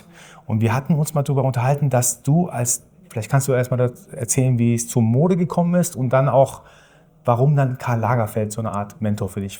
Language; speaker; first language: German; native; German